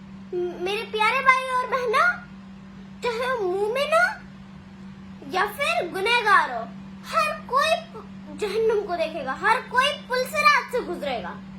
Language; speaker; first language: Urdu; native; Urdu